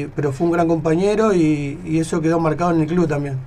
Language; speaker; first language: Spanish; native; Spanish